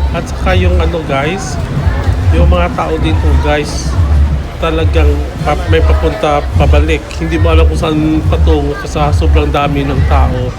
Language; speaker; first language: Filipino; non-native, local second language; Hiligaynon